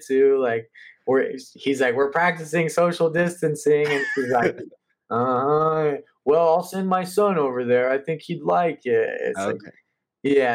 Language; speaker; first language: English; native; English